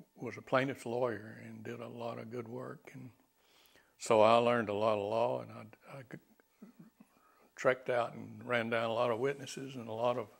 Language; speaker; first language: English; native; English